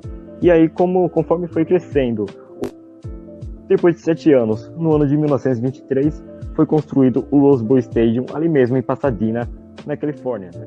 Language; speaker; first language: Portuguese; native; Portuguese